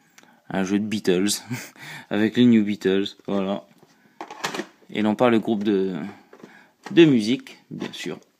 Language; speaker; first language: French; native; French